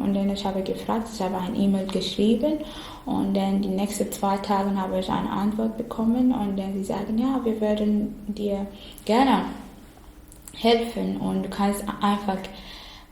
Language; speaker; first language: German; non-native, learner; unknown